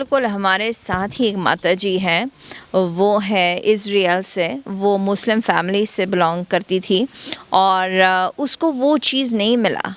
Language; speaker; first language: Hindi; non-native, fluent; English